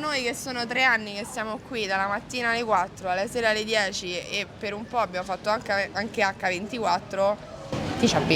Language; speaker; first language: Italian; native; Italian